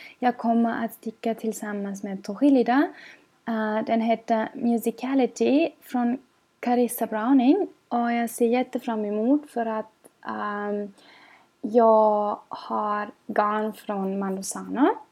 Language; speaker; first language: Swedish; non-native, fluent; German